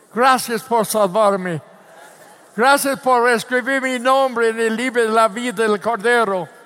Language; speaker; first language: Spanish; non-native, fluent; English